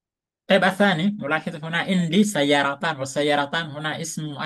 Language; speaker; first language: Arabic; non-native, fluent; Indonesian